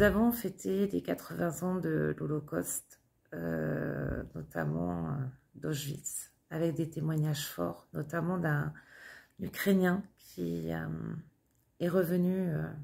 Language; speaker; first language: French; native; French